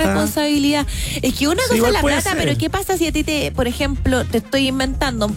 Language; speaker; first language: Spanish; native; Spanish